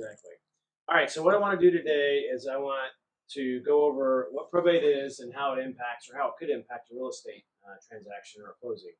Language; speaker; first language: English; native; English